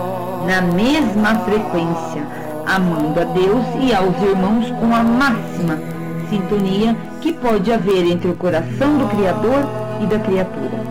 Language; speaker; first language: Portuguese; native; Portuguese